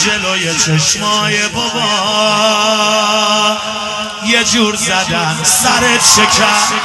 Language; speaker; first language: Persian; native; Persian